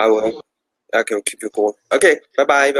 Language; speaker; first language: English; non-native, learner; Chinese